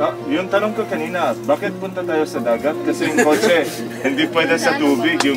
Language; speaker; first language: Filipino; non-native, learner; Arabic